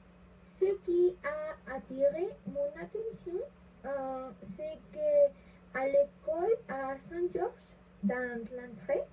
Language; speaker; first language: French; non-native, learner; Spanish